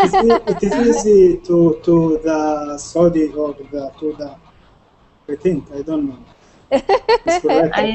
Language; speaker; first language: English; non-native, learner; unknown